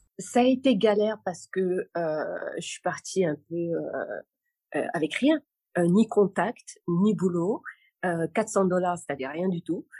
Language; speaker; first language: French; non-native, local second language; Arabic